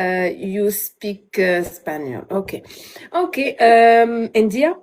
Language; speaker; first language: English; non-native, learner; Arabic